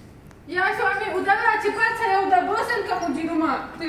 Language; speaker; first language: Indonesian; non-native, learner; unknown